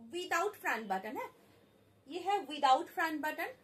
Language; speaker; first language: Hindi; non-native, local second language; Bangla